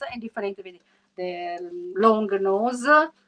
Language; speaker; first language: English; non-native, learner; Italian